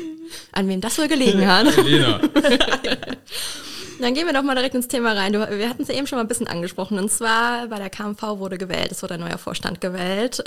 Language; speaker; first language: German; native; German